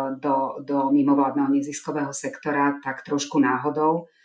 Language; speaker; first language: Slovak; non-native, local second language; Hungarian